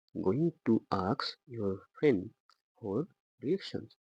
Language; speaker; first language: English; non-native, local second language; Assamese